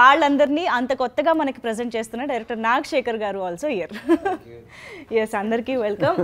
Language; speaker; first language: Telugu; native; Telugu